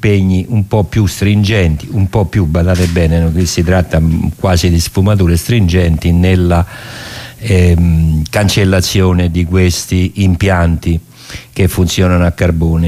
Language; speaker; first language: Italian; native; Italian